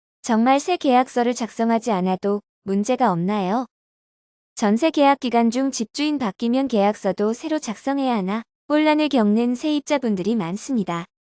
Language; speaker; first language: Korean; native; Korean